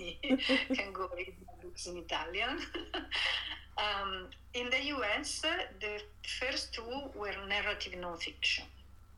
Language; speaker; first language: English; non-native, fluent; Italian